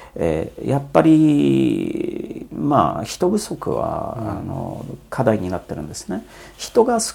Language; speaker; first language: Japanese; non-native, fluent; Polish